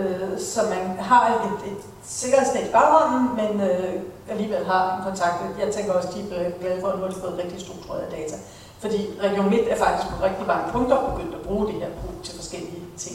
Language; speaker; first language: Danish; native; Danish